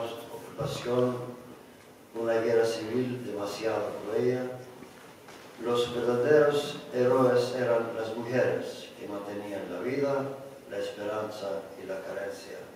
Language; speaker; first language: Spanish; non-native, learner; Greek